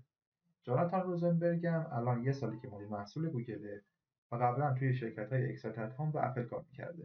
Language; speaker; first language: Persian; native; Persian